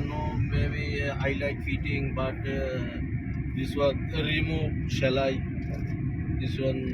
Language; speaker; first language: English; non-native, learner; Bangla